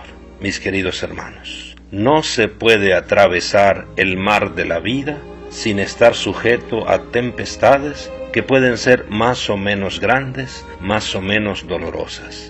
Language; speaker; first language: Spanish; native; Spanish